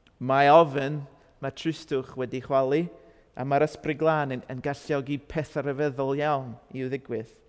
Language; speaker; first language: Welsh; non-native, fluent; English